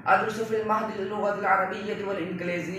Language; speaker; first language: Arabic; non-native, learner; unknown